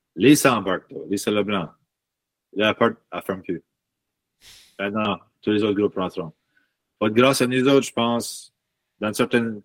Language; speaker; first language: French; native; French